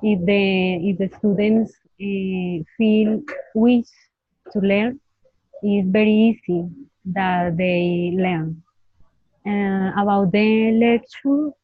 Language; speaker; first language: English; non-native, learner; Spanish